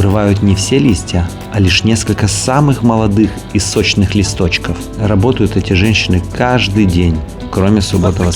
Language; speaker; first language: Russian; native; Russian